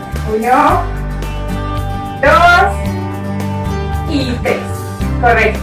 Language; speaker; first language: Spanish; native; Spanish